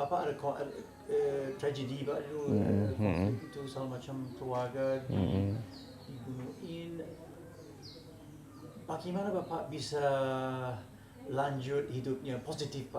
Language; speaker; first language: Indonesian; non-native, learner; English